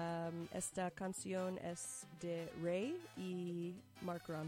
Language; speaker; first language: Spanish; non-native, learner; English